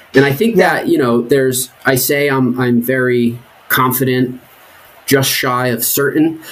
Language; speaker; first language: English; native; English